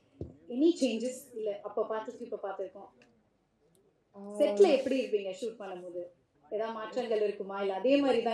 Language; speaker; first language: Tamil; native; Tamil